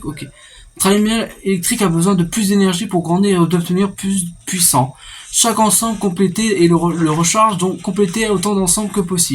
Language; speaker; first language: French; native; French